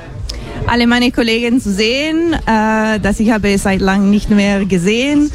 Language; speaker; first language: German; non-native, learner; English